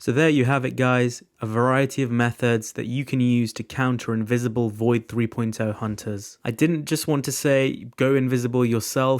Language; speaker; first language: English; native; English